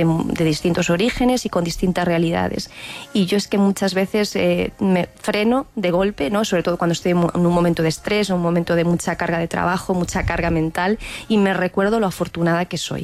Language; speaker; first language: Spanish; native; Spanish